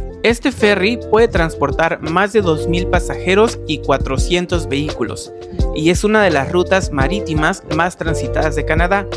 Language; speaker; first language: Spanish; native; Spanish